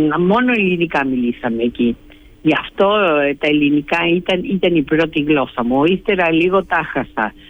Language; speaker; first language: Greek; early bilingual, heritage; Greek